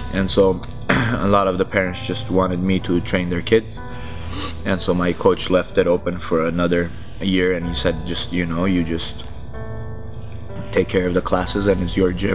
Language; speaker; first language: English; early bilingual, other home language; Armenian